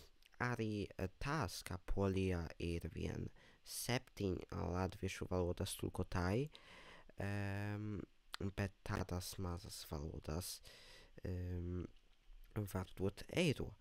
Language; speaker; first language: Latvian; non-native, learner; Polish